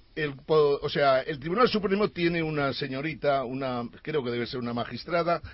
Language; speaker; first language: Spanish; native; Spanish